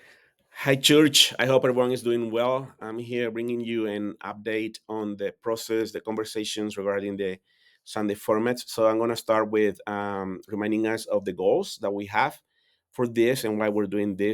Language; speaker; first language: English; non-native, fluent; Spanish